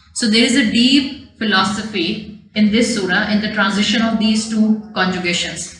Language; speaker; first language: English; non-native, local second language; Urdu